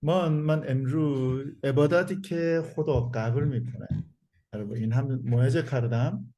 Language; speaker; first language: Persian; non-native, learner; Korean